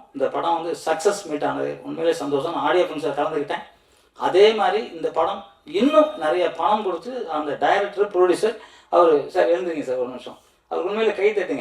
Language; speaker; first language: Tamil; native; Tamil